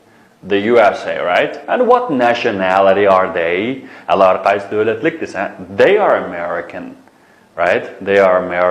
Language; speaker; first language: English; non-native, fluent; Uyghur